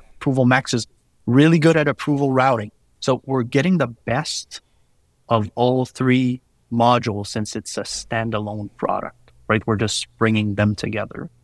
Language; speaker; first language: English; non-native, fluent; French